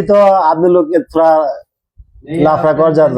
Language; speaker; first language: Hindi; non-native, learner; Bangla